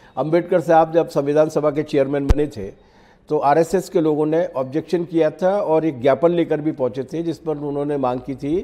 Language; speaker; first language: Hindi; native; Hindi